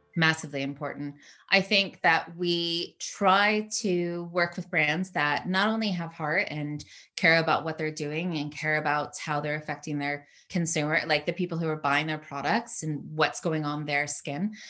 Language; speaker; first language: English; native; English